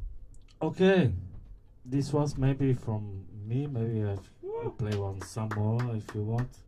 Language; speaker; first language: English; non-native, learner; Bulgarian